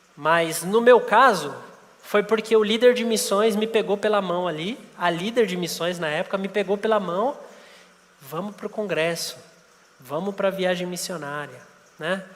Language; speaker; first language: Portuguese; native; Portuguese